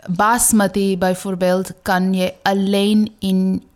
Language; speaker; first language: Dutch; non-native, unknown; Bangla